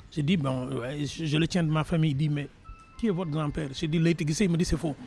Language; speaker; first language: French; non-native, local second language; Wolof